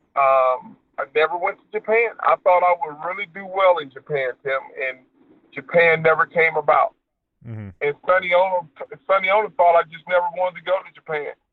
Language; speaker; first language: English; native; English